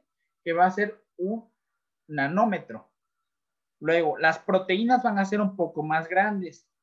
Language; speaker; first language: Spanish; native; Spanish